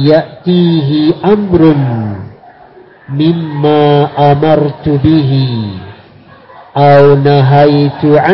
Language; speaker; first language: Arabic; non-native, fluent; Indonesian